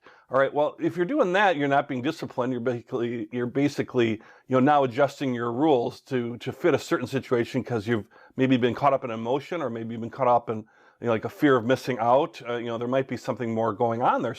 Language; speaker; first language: English; native; English